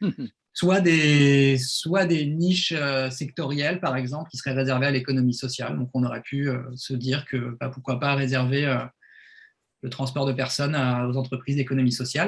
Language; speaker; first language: French; native; French